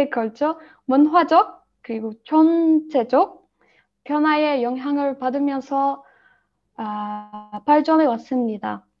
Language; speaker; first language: Korean; non-native, learner; Arabic